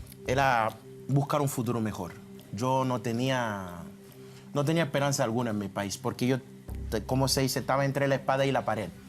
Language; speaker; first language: Spanish; non-native, fluent; Haitian Creole